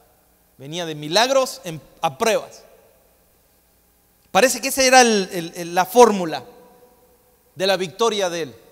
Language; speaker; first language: Spanish; native; Spanish